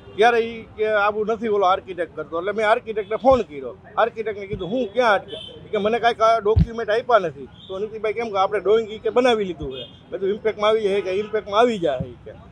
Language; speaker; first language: Gujarati; native; Gujarati